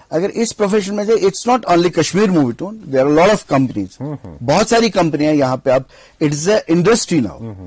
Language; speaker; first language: Hindi; non-native, local second language; Kashmiri